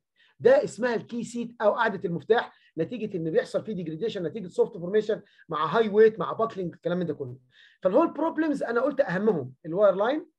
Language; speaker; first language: Arabic; native; Arabic